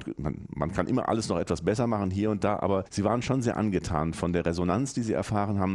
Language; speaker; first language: German; native; German